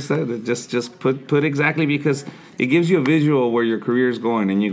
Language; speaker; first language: English; early bilingual, other home language; Spanish